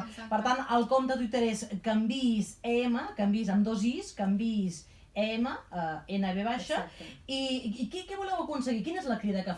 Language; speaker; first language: Catalan; native; Catalan